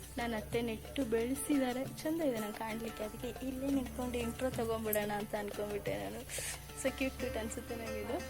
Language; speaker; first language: Kannada; non-native, local second language; Malayalam